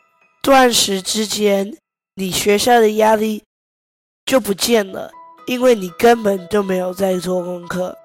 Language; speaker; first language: Chinese; early bilingual, heritage; Chinese